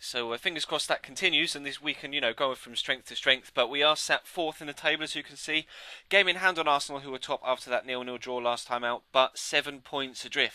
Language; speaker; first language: English; native; English